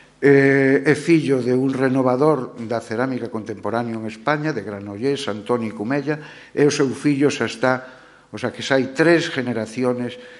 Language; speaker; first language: Galician; non-native, local second language; Spanish